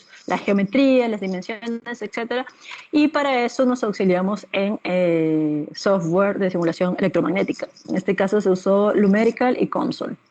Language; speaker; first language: Spanish; native; Spanish